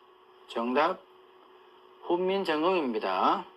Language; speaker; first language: Korean; native; Korean